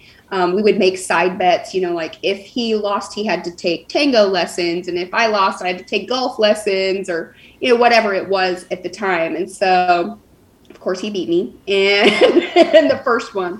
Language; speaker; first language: English; native; English